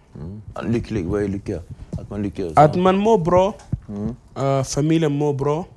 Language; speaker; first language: Swedish; non-native, fluent; Arabic